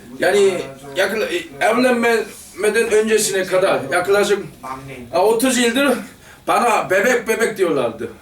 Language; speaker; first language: Turkish; non-native, fluent; Korean